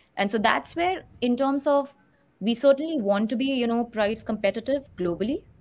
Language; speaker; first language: English; non-native, local second language; Hindi